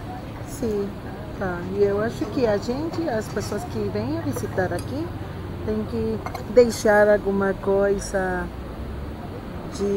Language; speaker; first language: Portuguese; non-native, fluent; Spanish